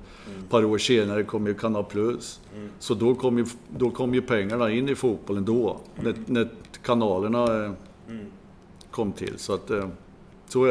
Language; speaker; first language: Swedish; native; Swedish